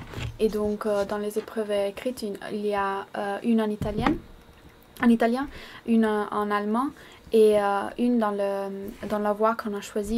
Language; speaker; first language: French; non-native, fluent; Italian